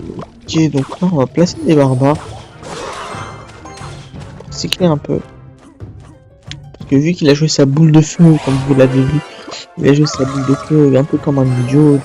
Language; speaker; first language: French; native; French